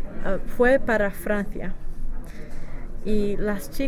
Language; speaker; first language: Spanish; non-native, learner; English